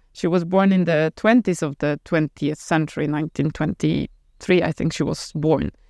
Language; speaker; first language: English; non-native, fluent; Polish